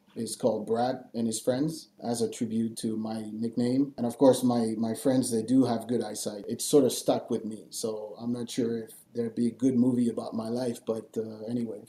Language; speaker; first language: English; non-native, fluent; French